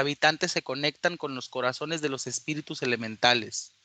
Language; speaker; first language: Spanish; native; Spanish